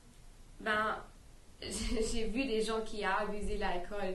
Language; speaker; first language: French; non-native, learner; English